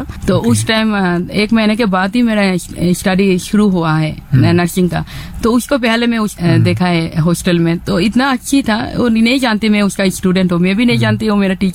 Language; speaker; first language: Hindi; non-native, learner; Bangla